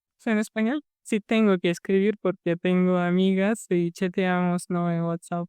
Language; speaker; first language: Spanish; non-native, fluent; Russian